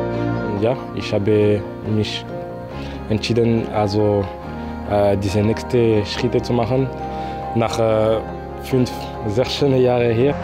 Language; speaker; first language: German; non-native, learner; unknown